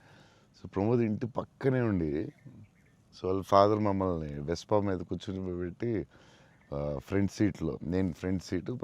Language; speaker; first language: Telugu; native; Telugu